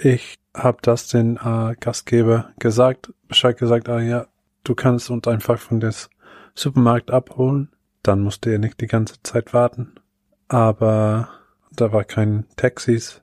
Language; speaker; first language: German; non-native, fluent; Bulgarian